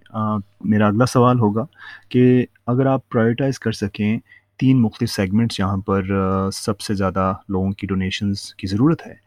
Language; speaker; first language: Urdu; native; Urdu